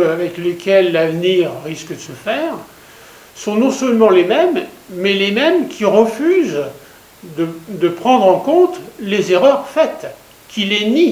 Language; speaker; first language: French; native; French